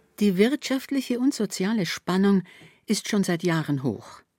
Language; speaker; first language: German; native; German